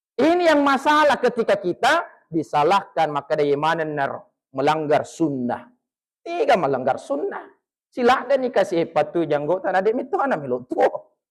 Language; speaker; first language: Malay; non-native, local second language; Buginese